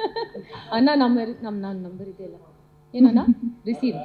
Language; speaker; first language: Kannada; non-native, learner; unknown